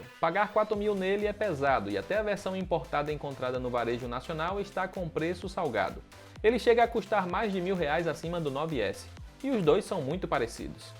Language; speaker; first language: Portuguese; native; Portuguese